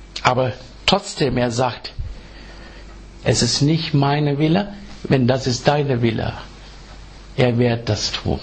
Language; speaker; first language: German; non-native, fluent; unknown